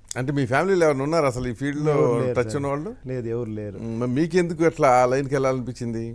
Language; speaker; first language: Telugu; native; Telugu